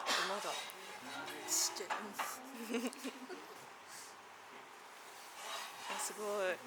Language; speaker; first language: Japanese; native; Japanese